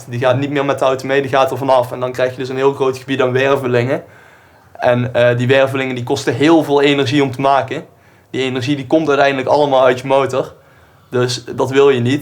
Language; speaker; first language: Dutch; native; Dutch